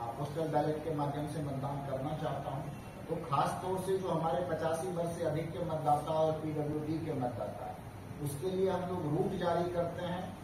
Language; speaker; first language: Hindi; native; Hindi